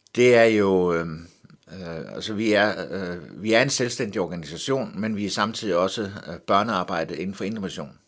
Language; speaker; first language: Danish; native; Danish